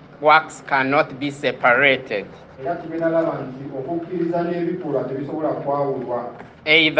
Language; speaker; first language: English; non-native, local second language; Kinyarwanda